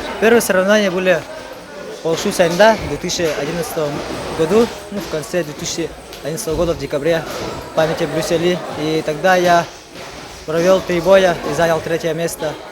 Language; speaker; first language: Russian; non-native, local second language; Yakut